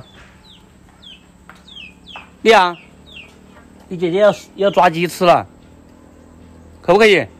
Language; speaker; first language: Chinese; native; Chinese